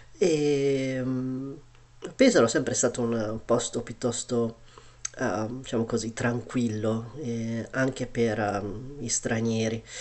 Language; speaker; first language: Italian; early bilingual, other home language; Chinese